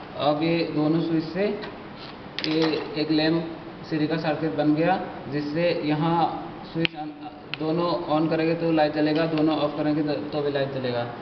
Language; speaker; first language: Hindi; non-native, local second language; Assamese